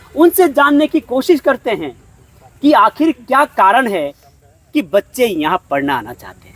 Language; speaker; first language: Hindi; native; Hindi